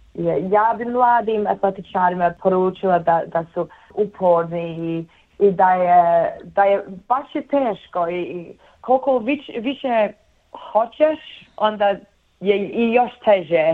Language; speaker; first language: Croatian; early bilingual, heritage; Bosnian